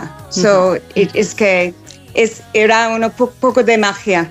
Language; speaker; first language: Spanish; non-native, fluent; English